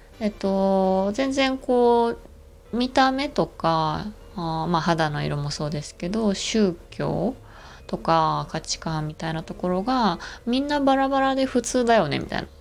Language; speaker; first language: Japanese; native; Japanese